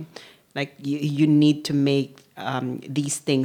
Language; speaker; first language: English; non-native, local second language; Filipino